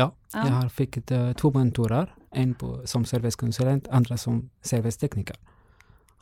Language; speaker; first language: Swedish; non-native, learner; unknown